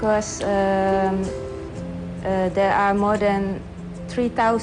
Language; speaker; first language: English; early bilingual, other home language; Dutch